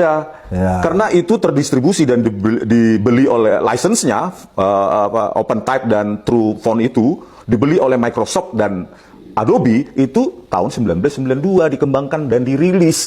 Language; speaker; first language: Indonesian; native; Indonesian